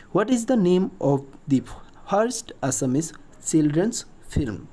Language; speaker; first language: English; non-native, local second language; Assamese